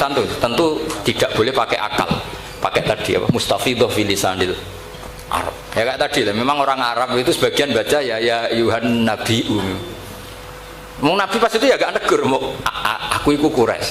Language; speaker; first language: Indonesian; non-native, local second language; Javanese